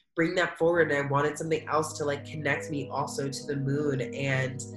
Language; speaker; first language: English; native; English